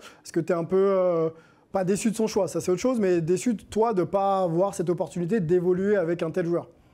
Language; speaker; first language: French; native; French